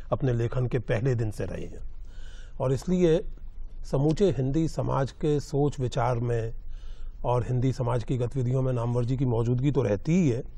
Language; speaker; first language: Hindi; native; Hindi